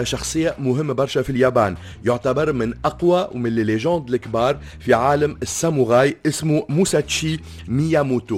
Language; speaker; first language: Arabic; native; Arabic